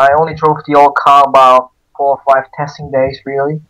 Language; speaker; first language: English; non-native, fluent; Dutch